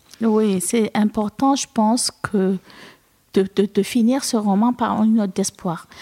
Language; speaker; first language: French; non-native, local second language; Fula